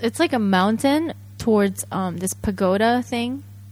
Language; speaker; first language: English; non-native, fluent; Japanese